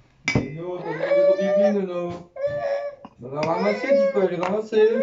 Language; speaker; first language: French; native; French